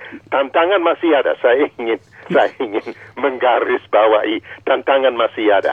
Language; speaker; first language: Indonesian; non-native, fluent; English